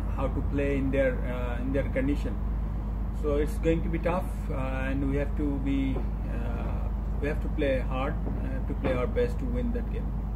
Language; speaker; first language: English; non-native, local second language; Bangla